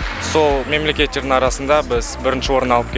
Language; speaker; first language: Kazakh; non-native, local second language; Russian